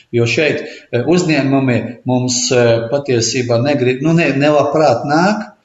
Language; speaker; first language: Latvian; non-native, local second language; Russian